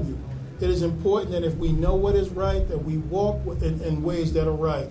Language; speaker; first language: English; native; English